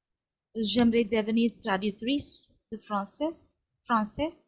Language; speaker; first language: French; non-native, learner; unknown